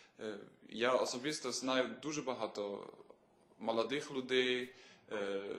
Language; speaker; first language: Ukrainian; non-native, fluent; German